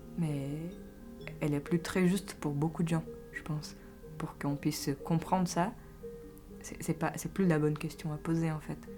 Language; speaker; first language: French; early bilingual, other home language; Portuguese